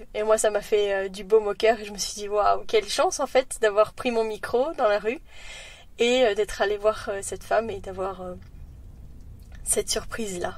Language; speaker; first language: French; native; French